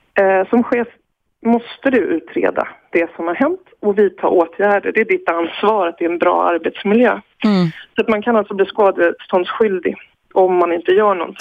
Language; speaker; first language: Swedish; native; Swedish